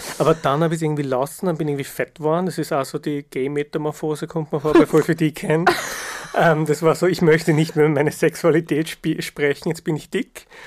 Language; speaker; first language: German; early bilingual, other home language; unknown